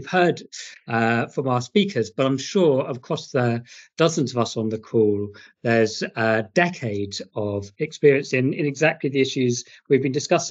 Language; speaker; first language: English; native; English